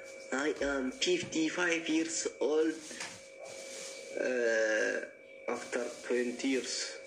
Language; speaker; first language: English; non-native, learner; Oromo